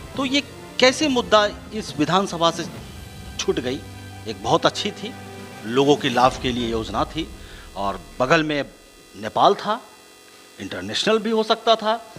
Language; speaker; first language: Hindi; native; Hindi